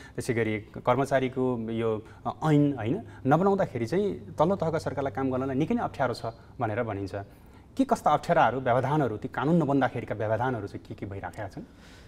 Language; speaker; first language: Nepali; native; Nepali